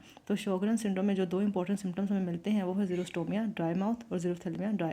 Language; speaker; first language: Hindi; native; Hindi